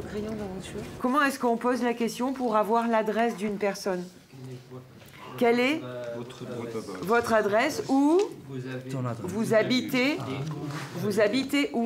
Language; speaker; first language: French; native; French